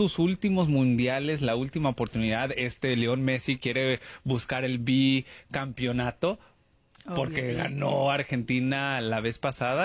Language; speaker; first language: Spanish; early bilingual, heritage; Spanish